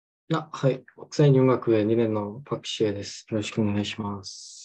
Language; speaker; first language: Japanese; non-native, fluent; Korean